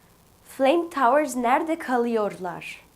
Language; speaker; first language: Turkish; early bilingual, other home language; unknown